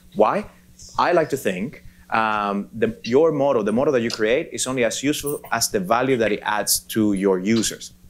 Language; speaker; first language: English; non-native, fluent; Spanish